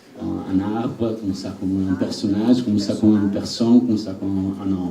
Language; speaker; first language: French; non-native, learner; Italian